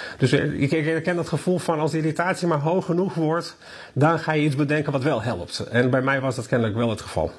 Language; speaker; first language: Dutch; non-native, fluent; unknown